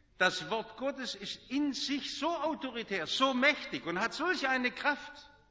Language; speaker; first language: German; native; German